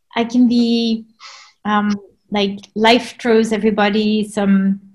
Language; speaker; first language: English; non-native, fluent; Dutch